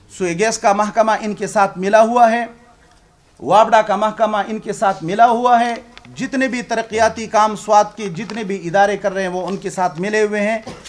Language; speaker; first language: Urdu; non-native, local second language; Pashto